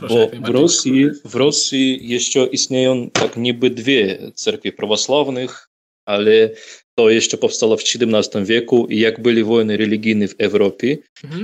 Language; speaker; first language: Polish; non-native, fluent; Russian